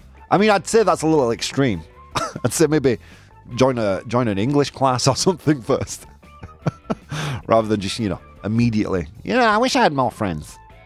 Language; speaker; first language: English; native; English